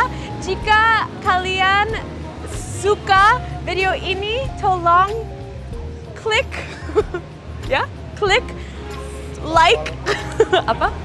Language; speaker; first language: Indonesian; non-native, learner; English